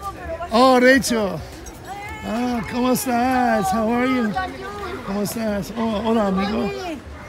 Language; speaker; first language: Spanish; non-native, learner; English